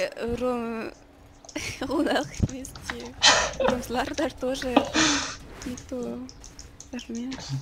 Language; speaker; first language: Russian; non-native, learner; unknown